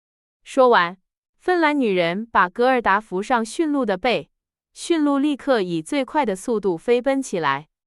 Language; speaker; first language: Chinese; native; Chinese